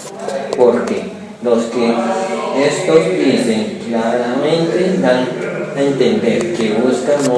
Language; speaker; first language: Spanish; native; Spanish